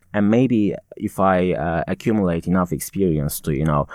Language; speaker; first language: English; non-native, fluent; Turkish